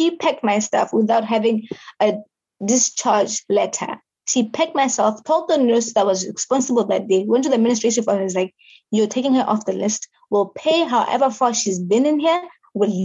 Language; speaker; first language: English; non-native, local second language; Southern Sotho